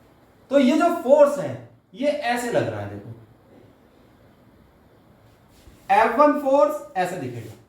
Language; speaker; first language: Hindi; native; Hindi